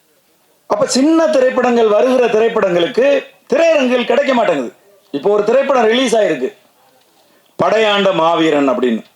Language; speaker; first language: Tamil; native; Tamil